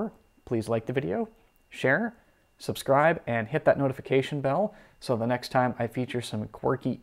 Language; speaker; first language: English; native; English